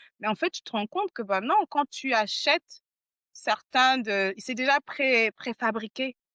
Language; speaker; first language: French; native; French